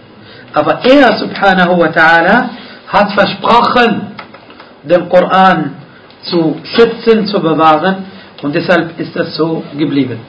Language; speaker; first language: German; non-native, fluent; Arabic